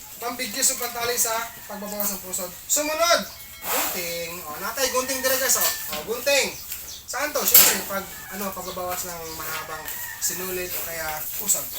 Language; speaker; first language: Filipino; non-native, local second language; Cebuano